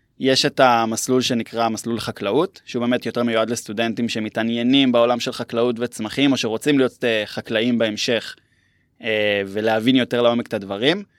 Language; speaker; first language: Hebrew; native; Hebrew